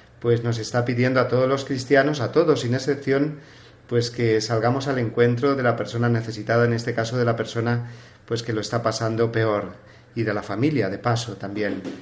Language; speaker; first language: Spanish; native; Spanish